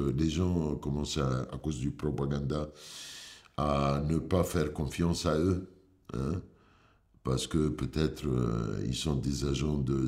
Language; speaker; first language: French; non-native, fluent; Arabic